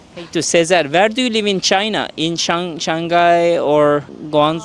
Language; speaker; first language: English; non-native, learner; Turkish